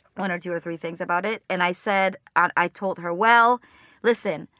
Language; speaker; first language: English; non-native, fluent; Spanish